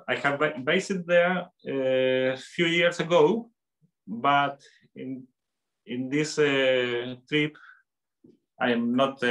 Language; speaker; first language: English; non-native, fluent; Spanish